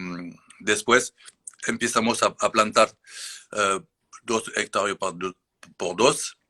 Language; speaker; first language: Spanish; non-native, learner; French